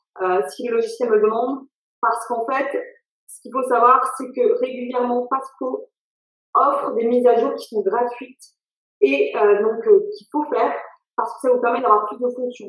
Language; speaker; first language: French; native; French